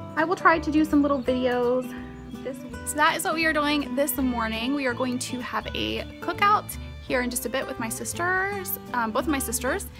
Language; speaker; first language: English; native; English